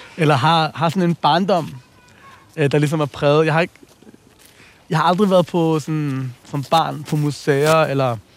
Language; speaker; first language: Danish; early bilingual, other home language; Persian